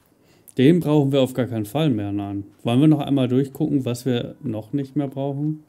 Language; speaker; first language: German; native; German